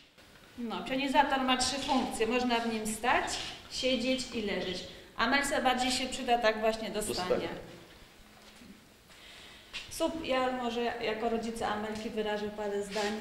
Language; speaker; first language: Polish; native; Polish